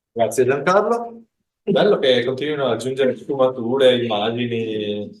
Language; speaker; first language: Italian; native; Italian